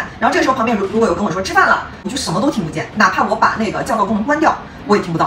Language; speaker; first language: Chinese; native; Chinese